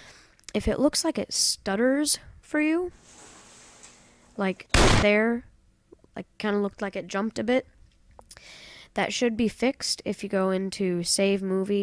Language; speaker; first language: English; native; English